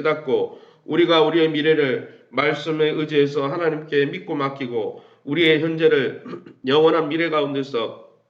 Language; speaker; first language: Korean; native; Korean